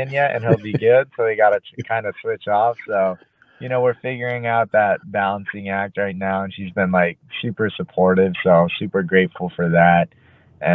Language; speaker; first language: English; native; English